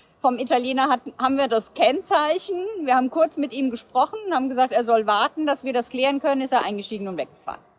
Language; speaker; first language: German; native; German